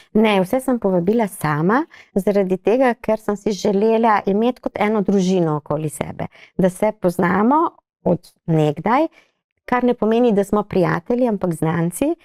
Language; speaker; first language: Slovenian; native; Slovenian